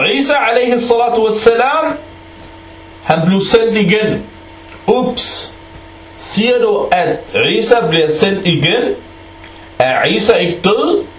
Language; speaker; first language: Danish; early bilingual, other home language; Arabic